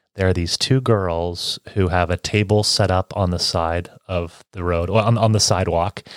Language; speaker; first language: English; early bilingual, other home language; Romanian